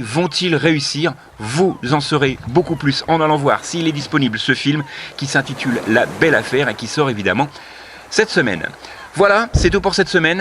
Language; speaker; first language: French; native; French